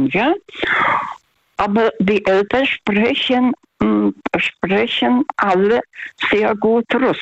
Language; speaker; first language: German; non-native, fluent; Russian